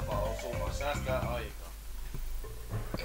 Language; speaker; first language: Finnish; native; Finnish